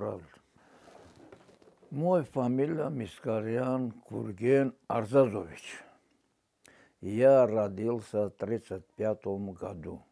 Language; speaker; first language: Russian; non-native, local second language; Armenian